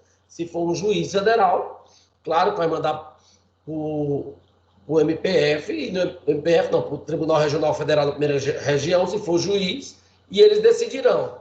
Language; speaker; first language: Portuguese; native; Portuguese